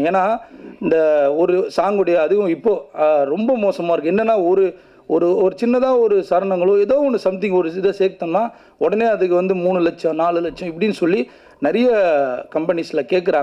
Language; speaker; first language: Tamil; native; Tamil